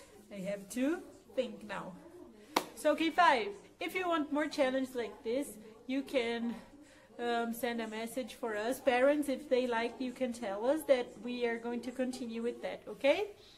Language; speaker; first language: English; non-native, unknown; Portuguese